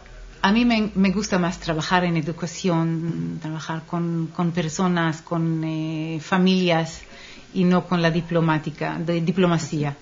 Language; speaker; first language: Spanish; non-native, fluent; Hebrew